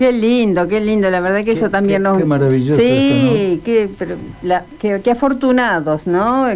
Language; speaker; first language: Spanish; native; Spanish